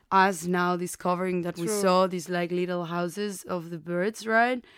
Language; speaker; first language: English; non-native, fluent; Spanish